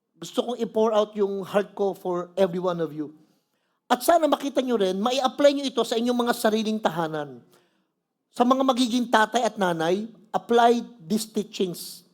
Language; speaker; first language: Filipino; native; Filipino